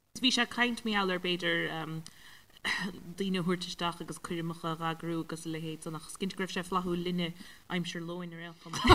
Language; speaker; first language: Irish; native; Irish